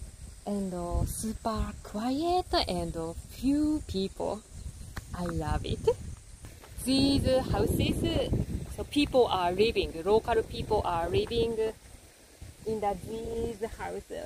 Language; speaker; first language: English; non-native, learner; Japanese